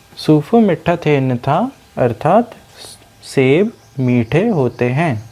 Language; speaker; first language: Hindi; non-native, local second language; Sindhi